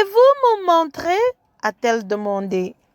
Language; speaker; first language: French; non-native, fluent; English